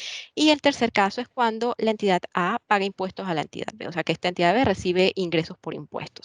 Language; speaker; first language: Spanish; native; Spanish